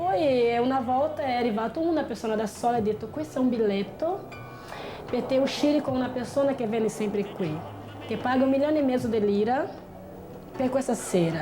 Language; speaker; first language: Italian; non-native, learner; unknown